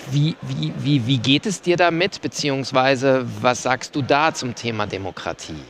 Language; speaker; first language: German; native; German